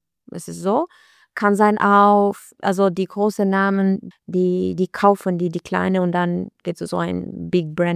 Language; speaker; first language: German; non-native, learner; Albanian